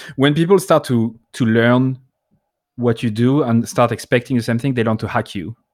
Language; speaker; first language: English; non-native, fluent; French